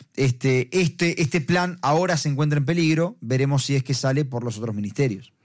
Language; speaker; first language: Spanish; native; Spanish